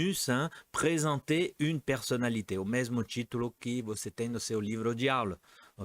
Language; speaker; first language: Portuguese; non-native, fluent; French